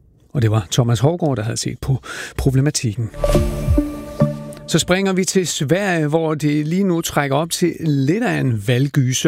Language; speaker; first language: Danish; native; Danish